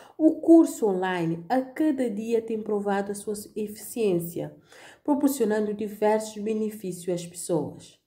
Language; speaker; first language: Portuguese; non-native, local second language; Kabuverdianu